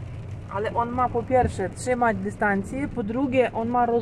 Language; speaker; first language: Polish; non-native, fluent; Ukrainian